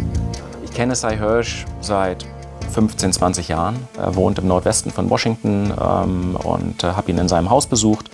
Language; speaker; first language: German; native; German